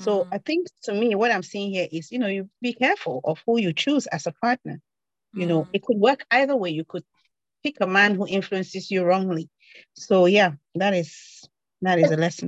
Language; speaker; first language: English; native; English